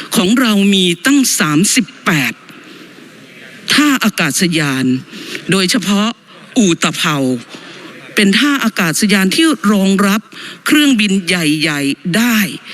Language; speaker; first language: Thai; native; Thai